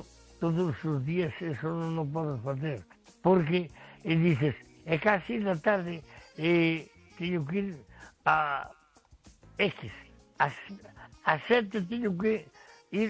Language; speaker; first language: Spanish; non-native, local second language; Galician